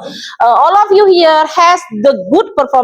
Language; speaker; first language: English; non-native, learner; Indonesian